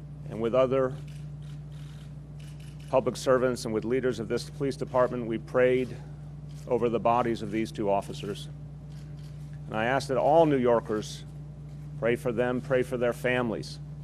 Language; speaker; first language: English; native; English